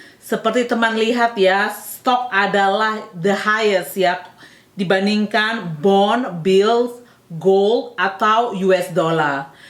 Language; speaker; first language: Indonesian; native; Indonesian